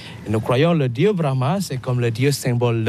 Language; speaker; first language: French; non-native, learner; Balinese